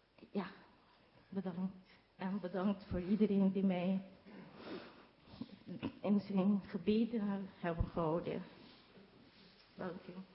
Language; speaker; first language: Dutch; non-native, learner; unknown